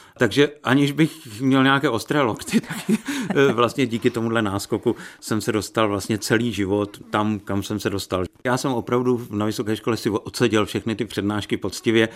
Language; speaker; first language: Czech; native; Czech